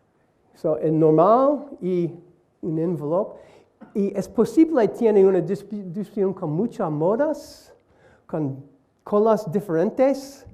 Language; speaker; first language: Spanish; non-native, learner; English